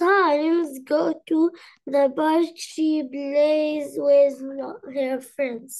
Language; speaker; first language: English; non-native, learner; Arabic